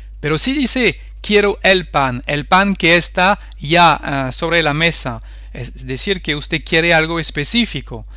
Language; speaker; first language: Spanish; non-native, fluent; French